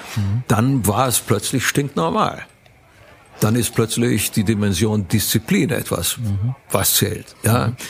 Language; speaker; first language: German; early bilingual, other home language; Romanian